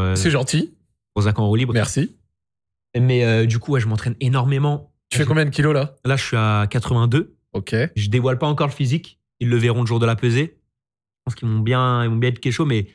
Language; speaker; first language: French; native; French